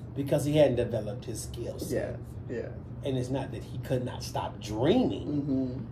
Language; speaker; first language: English; native; English